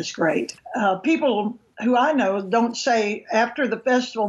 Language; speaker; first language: English; native; English